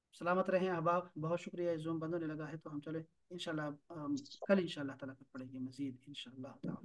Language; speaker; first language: Urdu; native; Urdu